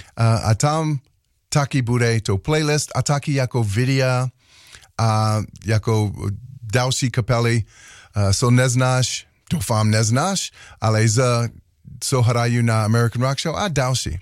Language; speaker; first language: Czech; non-native, learner; English